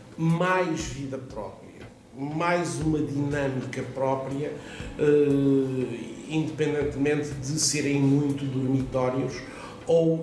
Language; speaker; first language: Portuguese; non-native, fluent; Italian